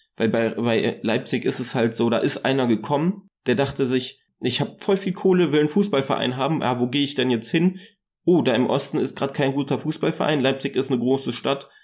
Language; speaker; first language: German; native; German